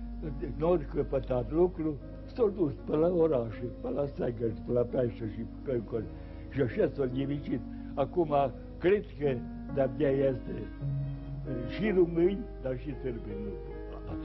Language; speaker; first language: Romanian; non-native, local second language; Serbian